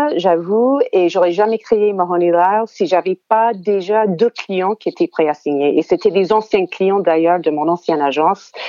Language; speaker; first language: French; non-native, fluent; English